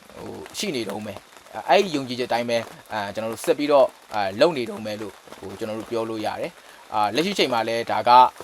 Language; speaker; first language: Burmese; native; Burmese